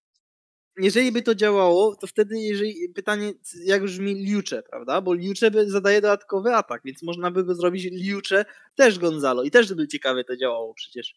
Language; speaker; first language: Polish; native; Polish